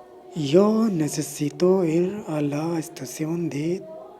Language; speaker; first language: Spanish; non-native, learner; Urdu